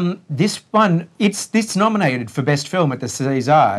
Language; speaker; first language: English; native; English